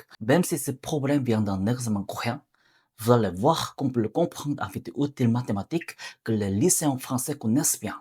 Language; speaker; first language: French; non-native, learner; Korean